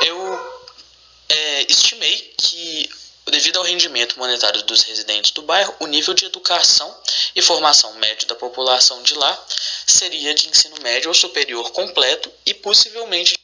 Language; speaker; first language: Portuguese; native; Portuguese